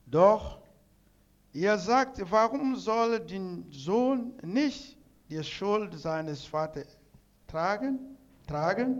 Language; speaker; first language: German; non-native, learner; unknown